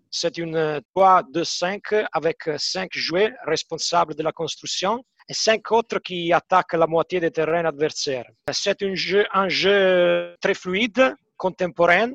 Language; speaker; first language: French; non-native, fluent; Italian